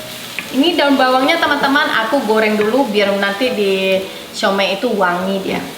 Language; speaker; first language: Indonesian; native; Indonesian